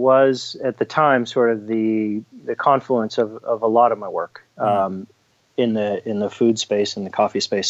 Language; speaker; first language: English; native; English